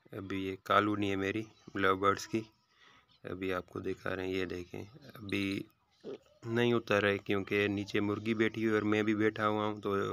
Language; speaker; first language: Urdu; non-native, local second language; Sindhi